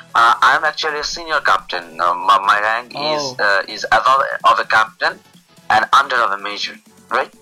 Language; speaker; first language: English; non-native, local second language; Bangla